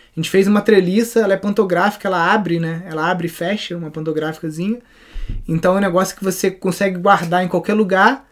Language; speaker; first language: Portuguese; native; Portuguese